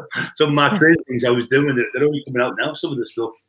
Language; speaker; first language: English; native; English